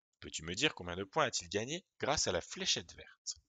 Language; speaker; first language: French; native; French